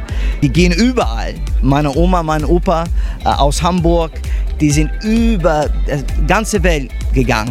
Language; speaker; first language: German; non-native, learner; English